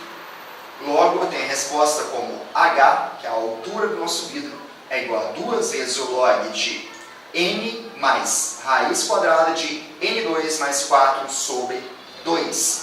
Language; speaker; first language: Portuguese; native; Portuguese